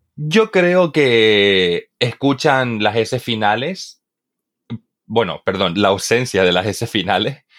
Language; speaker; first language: Spanish; native; Spanish